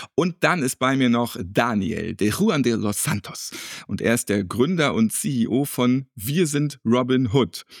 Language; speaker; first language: German; native; German